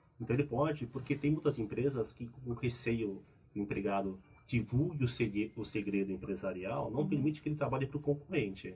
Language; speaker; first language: Portuguese; early bilingual, other home language; Korean